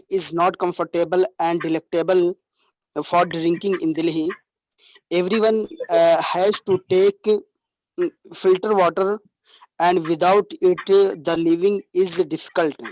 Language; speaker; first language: English; non-native, learner; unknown